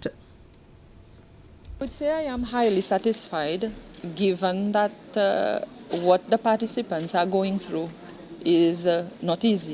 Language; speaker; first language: English; non-native, local second language; Seselwa Creole French